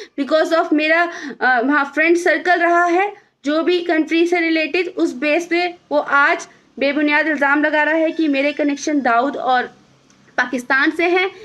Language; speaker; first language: Hindi; native; Hindi